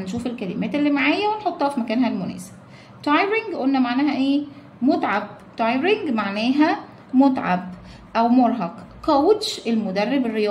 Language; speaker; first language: Arabic; native; Arabic